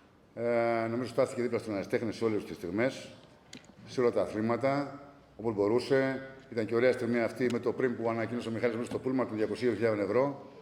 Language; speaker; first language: Greek; native; Greek